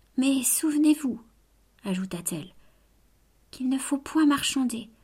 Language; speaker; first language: French; native; French